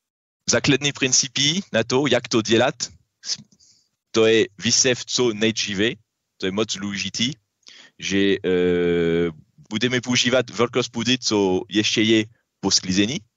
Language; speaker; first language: Czech; non-native, learner; French